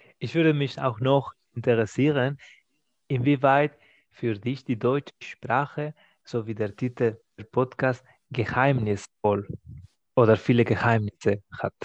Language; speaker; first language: German; non-native, fluent; Spanish